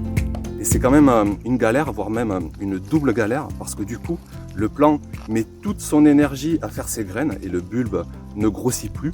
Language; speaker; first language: French; native; French